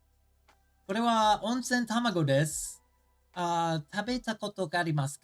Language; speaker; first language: Japanese; non-native, learner; English